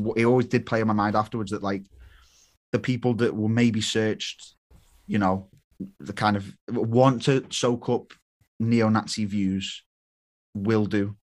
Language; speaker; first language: English; native; English